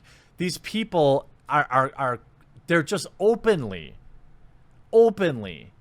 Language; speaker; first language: English; native; English